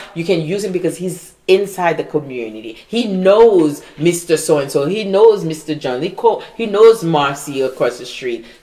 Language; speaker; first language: English; non-native, fluent; Haitian Creole